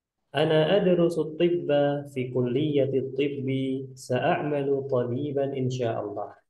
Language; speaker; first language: Arabic; non-native, fluent; Indonesian